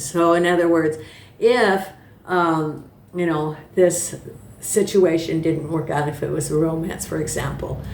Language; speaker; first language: English; native; English